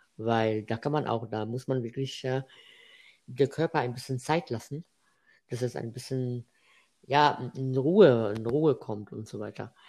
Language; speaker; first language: German; non-native, fluent; Arabic